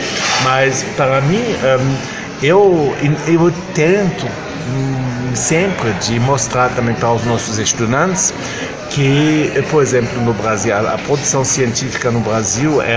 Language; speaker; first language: Portuguese; non-native, fluent; German